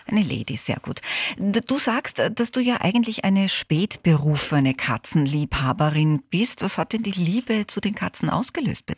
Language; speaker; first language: German; native; German